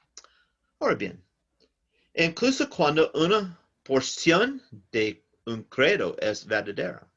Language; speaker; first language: Spanish; non-native, learner; English